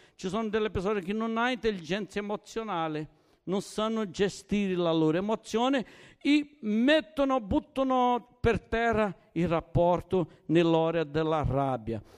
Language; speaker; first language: Italian; non-native, fluent; Portuguese